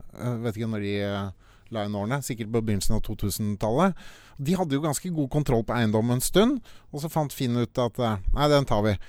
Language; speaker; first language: Norwegian; native; Norwegian